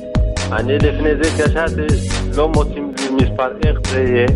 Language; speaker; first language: Hebrew; non-native, learner; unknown